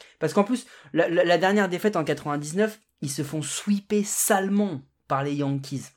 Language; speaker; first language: French; native; French